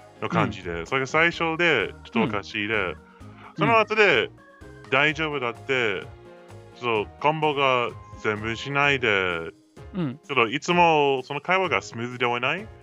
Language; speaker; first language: Japanese; non-native, learner; English